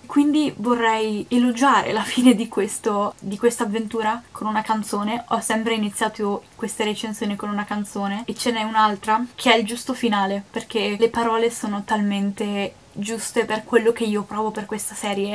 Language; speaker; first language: Italian; native; Italian